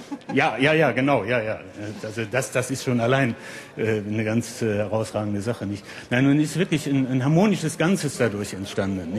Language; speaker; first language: German; native; German